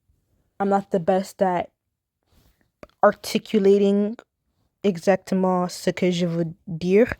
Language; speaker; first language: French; non-native, learner; English